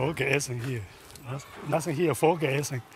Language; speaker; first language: German; non-native, learner; Chinese